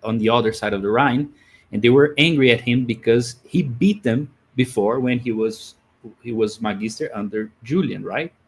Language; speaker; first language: English; non-native, fluent; Portuguese